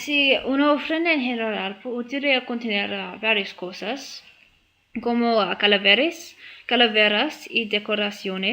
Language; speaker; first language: Spanish; non-native, learner; English